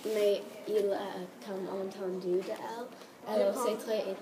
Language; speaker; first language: French; non-native, learner; English